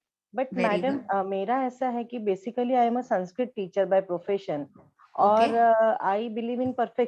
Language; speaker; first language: Hindi; native; Hindi